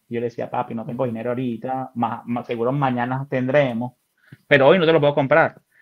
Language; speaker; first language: Spanish; native; Spanish